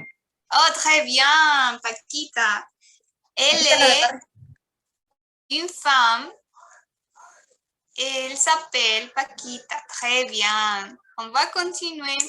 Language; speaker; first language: French; non-native, learner; Spanish